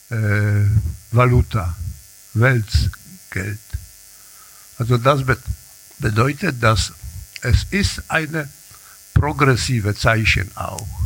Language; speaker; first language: German; non-native, learner; Polish